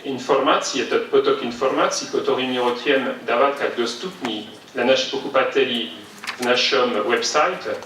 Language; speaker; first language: Russian; non-native, fluent; French